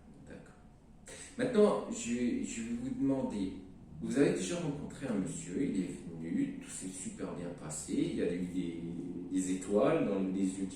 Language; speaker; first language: French; native; French